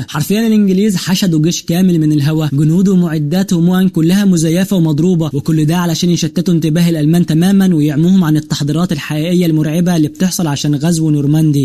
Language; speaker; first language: Arabic; native; Arabic